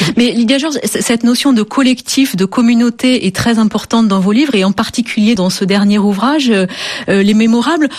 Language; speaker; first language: French; native; French